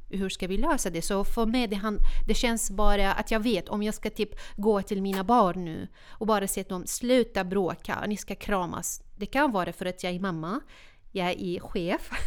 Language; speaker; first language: Swedish; non-native, fluent; Arabic